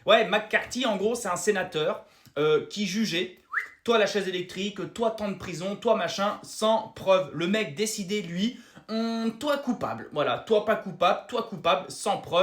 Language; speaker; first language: French; native; French